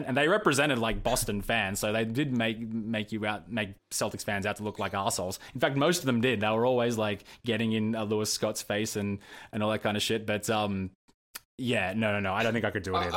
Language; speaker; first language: English; native; English